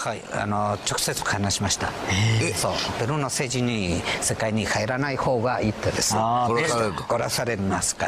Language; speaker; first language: Japanese; early bilingual, heritage; Spanish